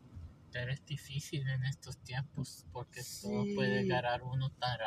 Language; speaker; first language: Spanish; early bilingual, heritage; English